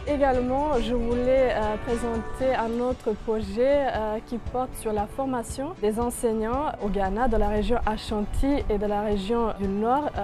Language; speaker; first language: French; non-native, fluent; Serbian